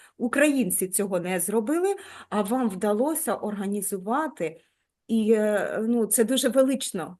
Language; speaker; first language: Ukrainian; native; Ukrainian